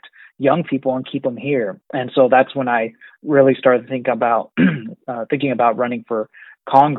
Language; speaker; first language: English; native; English